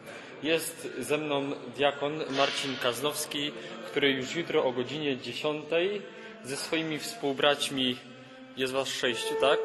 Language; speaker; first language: Polish; native; Polish